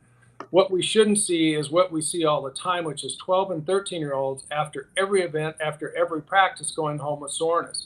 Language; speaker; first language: English; native; English